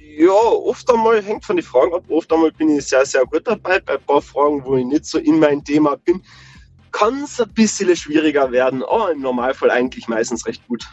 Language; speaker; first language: German; native; German